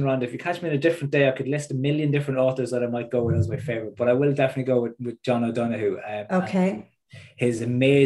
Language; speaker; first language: English; native; English